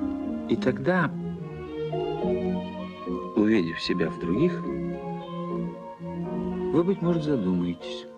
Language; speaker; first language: Russian; native; Russian